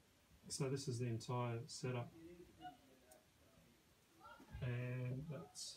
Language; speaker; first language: English; native; English